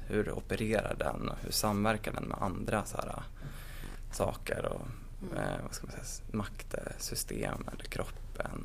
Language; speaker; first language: Swedish; native; Swedish